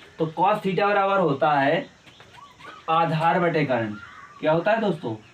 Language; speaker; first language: Hindi; native; Hindi